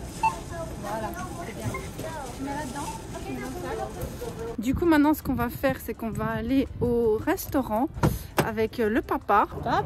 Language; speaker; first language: French; native; French